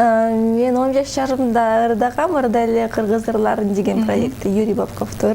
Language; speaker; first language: Kyrgyz; non-native, local second language; Russian